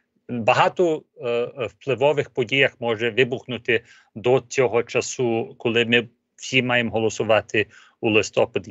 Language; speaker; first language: Ukrainian; early bilingual, heritage; Ukrainian